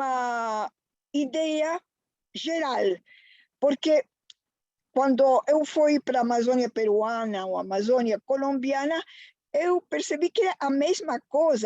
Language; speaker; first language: Portuguese; non-native, fluent; Spanish